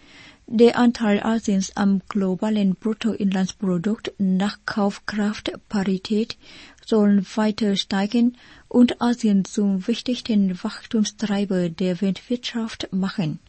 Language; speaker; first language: German; non-native, fluent; Vietnamese